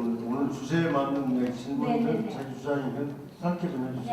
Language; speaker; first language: Korean; native; Korean